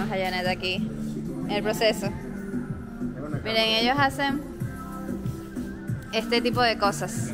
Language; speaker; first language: Spanish; native; Spanish